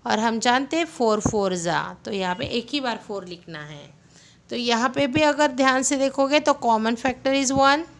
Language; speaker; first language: Hindi; non-native, local second language; Marathi